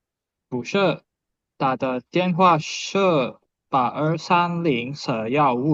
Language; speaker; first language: Chinese; non-native, learner; Indonesian